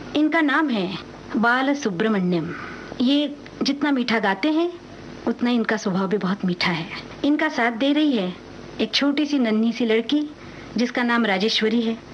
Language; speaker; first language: Hindi; non-native, local second language; Marathi